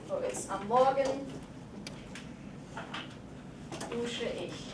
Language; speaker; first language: German; non-native, fluent; English